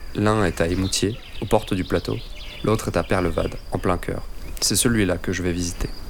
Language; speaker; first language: French; native; French